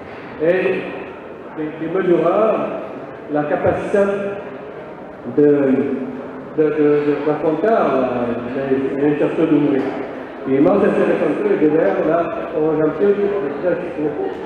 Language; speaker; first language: Spanish; non-native, learner; French